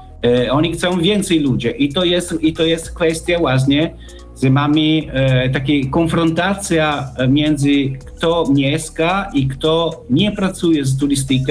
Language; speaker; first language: Polish; non-native, learner; Italian